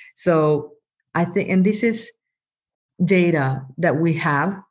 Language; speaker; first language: English; non-native, fluent; Norwegian